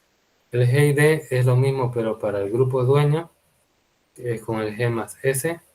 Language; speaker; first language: Spanish; native; Spanish